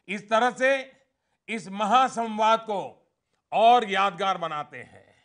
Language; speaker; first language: Hindi; non-native, local second language; Gujarati